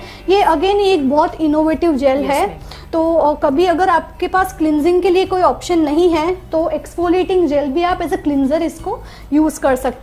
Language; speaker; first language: Hindi; native; Hindi